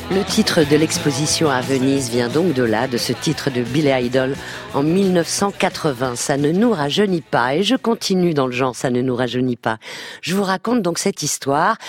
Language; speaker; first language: French; native; French